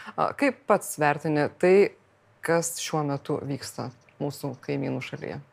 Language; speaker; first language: Lithuanian; native; Lithuanian